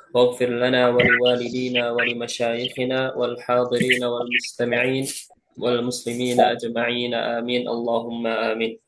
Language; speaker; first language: Arabic; non-native, fluent; Indonesian